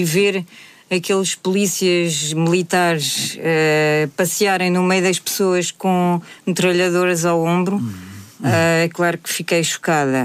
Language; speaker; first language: Portuguese; native; Portuguese